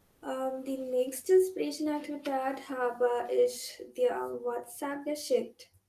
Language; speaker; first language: German; non-native, fluent; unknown